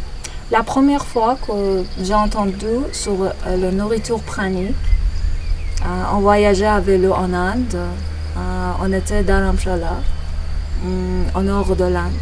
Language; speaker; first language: French; non-native, learner; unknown